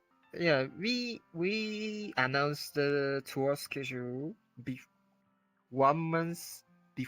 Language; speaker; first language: English; non-native, learner; Japanese